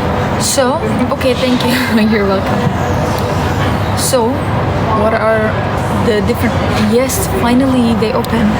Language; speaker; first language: English; non-native, fluent; Turkish